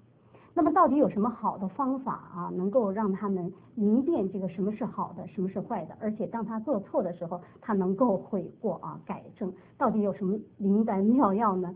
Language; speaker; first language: Chinese; native; Chinese